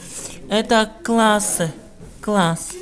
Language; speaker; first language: Russian; non-native, learner; Italian